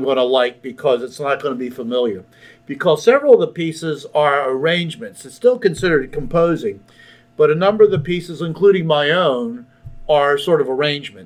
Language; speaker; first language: English; native; English